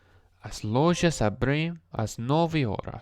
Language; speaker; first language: Portuguese; non-native, learner; English